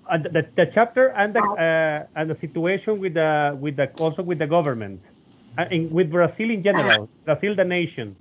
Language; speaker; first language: English; non-native, fluent; Spanish